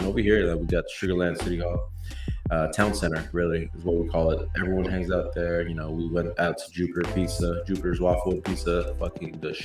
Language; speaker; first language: English; native; English